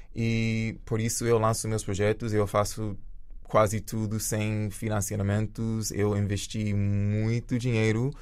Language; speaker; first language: Portuguese; early bilingual, other home language; Jamaican Creole English